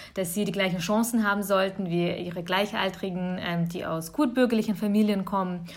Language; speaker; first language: German; early bilingual, other home language; Russian